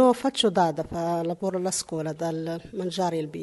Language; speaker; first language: Italian; non-native, learner; Arabic